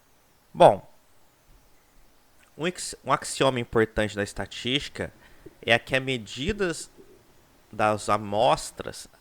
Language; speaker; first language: Portuguese; native; Portuguese